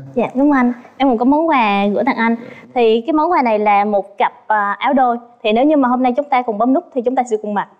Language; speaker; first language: Vietnamese; native; Vietnamese